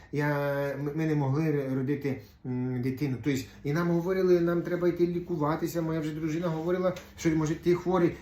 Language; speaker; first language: Ukrainian; non-native, local second language; Russian